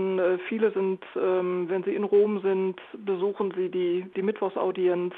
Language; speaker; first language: German; native; German